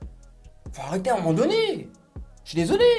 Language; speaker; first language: French; native; French